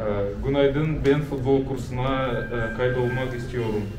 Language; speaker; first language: Turkish; non-native, learner; Kazakh